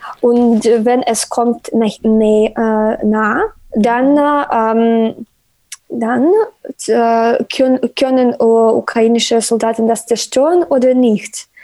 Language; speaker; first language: German; non-native, learner; Ukrainian